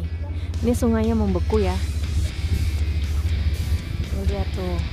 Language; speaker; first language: Indonesian; native; Indonesian